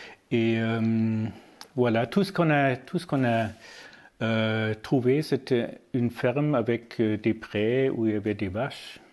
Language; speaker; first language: French; non-native, learner; German